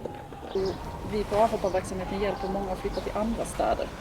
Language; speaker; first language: Swedish; native; Swedish